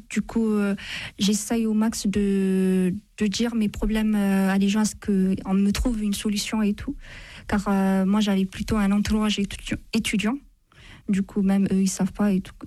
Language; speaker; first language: French; non-native, fluent; Amharic